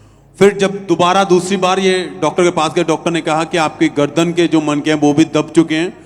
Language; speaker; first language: Hindi; native; Hindi